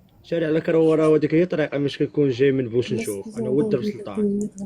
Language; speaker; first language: Arabic; native; Arabic